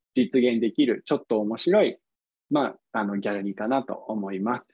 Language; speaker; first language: Japanese; non-native, fluent; English